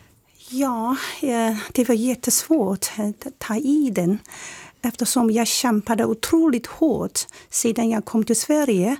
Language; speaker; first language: Swedish; non-native, fluent; Chinese